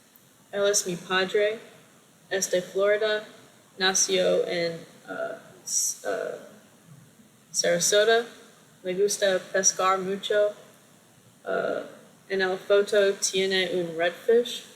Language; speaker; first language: Spanish; non-native, learner; English